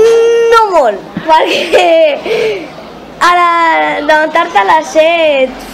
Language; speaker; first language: Catalan; non-native, local second language; Spanish